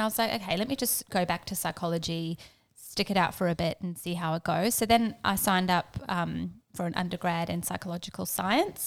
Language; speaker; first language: English; native; English